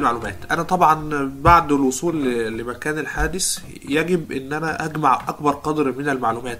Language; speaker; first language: Arabic; native; Arabic